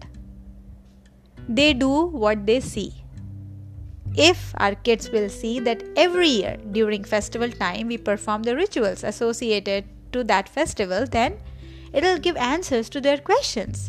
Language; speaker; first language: English; non-native, local second language; Marathi